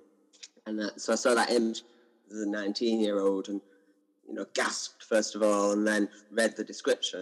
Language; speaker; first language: English; native; English